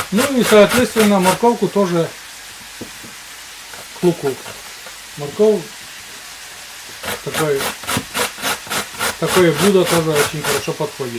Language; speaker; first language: Russian; native; Russian